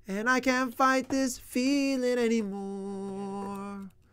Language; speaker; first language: English; native; English